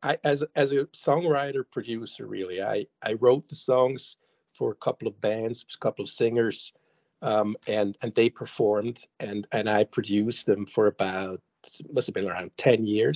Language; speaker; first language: English; non-native, fluent; German